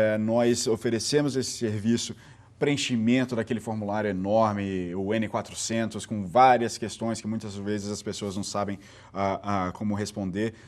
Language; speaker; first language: Portuguese; native; Portuguese